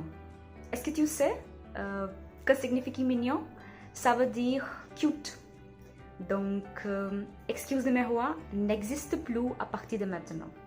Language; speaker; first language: French; non-native, learner; Hindi